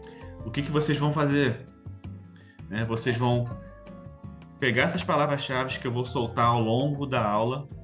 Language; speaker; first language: Portuguese; native; Portuguese